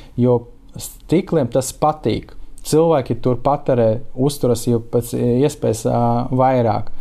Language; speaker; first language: Latvian; non-native, local second language; Russian